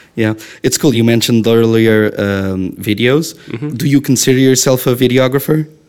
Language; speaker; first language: English; non-native, fluent; Portuguese